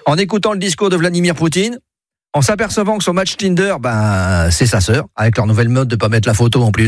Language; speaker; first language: French; native; French